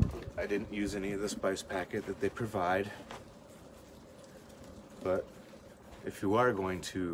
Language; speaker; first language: English; native; English